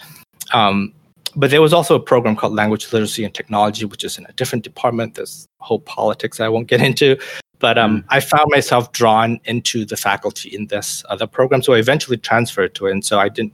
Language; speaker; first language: English; non-native, local second language; Chinese